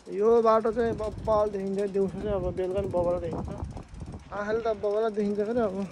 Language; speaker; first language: Nepali; native; Nepali